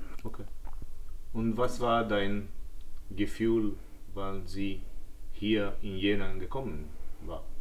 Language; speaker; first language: German; non-native, learner; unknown